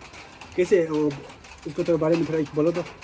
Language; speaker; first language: Hindi; non-native, local second language; Tibetan